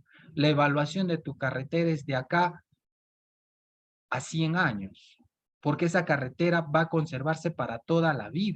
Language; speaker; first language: Spanish; native; Spanish